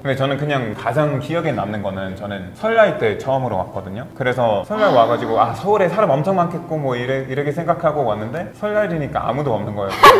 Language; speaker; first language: Korean; non-native, fluent; English